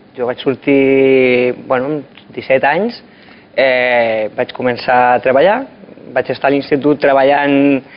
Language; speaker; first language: Catalan; non-native, local second language; Spanish